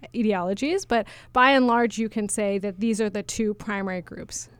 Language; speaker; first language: English; native; English